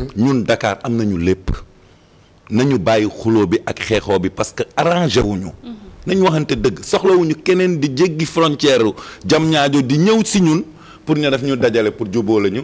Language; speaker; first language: Wolof; native; Wolof